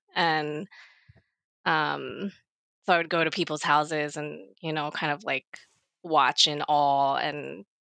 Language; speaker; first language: English; native; English